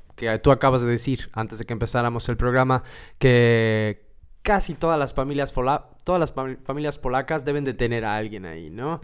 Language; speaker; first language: Spanish; native; Spanish